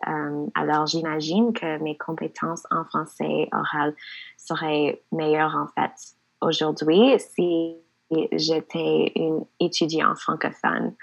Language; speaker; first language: French; non-native, local second language; English